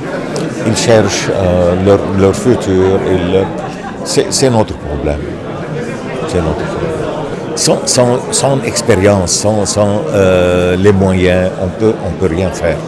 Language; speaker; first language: French; non-native, local second language; Arabic